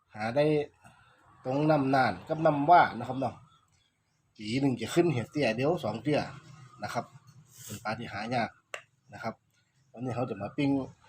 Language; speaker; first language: Thai; native; Thai